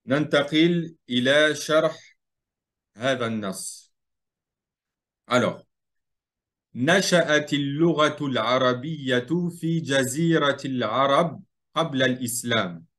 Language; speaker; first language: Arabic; non-native, fluent; French